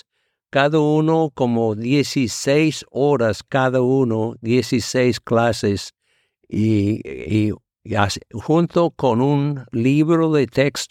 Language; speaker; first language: Spanish; non-native, fluent; English